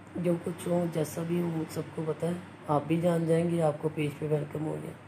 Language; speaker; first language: Urdu; non-native, local second language; Punjabi